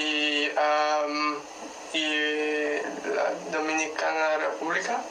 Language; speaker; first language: Spanish; non-native, learner; English